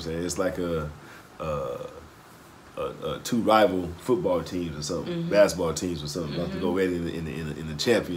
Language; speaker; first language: English; native; English